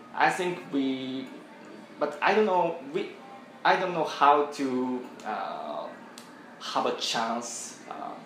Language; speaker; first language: English; non-native, learner; Japanese